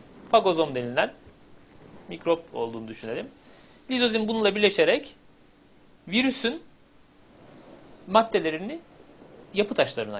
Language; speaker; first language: Turkish; native; Turkish